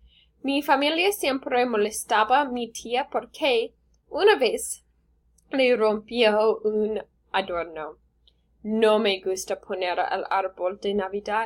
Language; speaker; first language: Spanish; non-native, learner; English